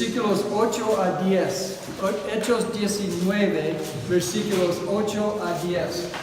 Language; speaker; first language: Spanish; non-native, fluent; English